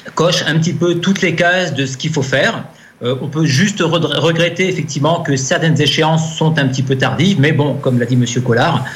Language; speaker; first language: French; native; French